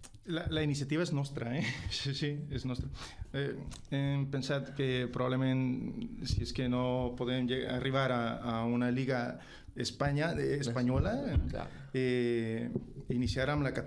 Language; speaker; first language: Catalan; non-native, fluent; Spanish